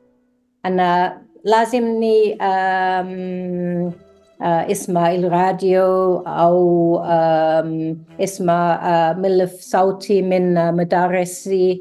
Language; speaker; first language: Arabic; non-native, learner; English